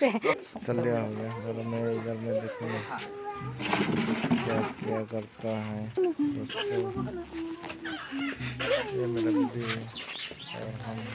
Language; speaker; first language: Hindi; non-native, local second language; Bodo